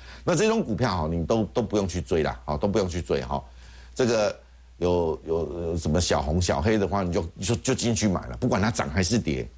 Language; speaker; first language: Chinese; native; Chinese